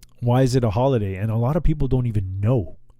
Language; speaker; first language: English; native; English